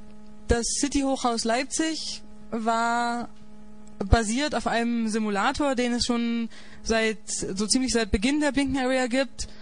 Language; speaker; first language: German; native; German